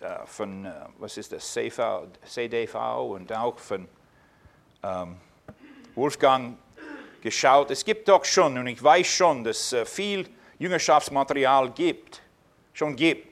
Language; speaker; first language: German; non-native, fluent; English